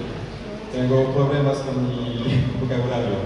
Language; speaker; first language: Spanish; non-native, learner; French